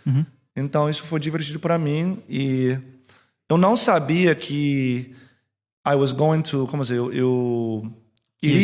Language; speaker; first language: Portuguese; early bilingual, heritage; English